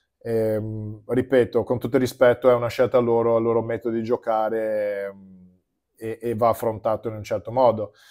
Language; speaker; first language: Italian; non-native, fluent; Portuguese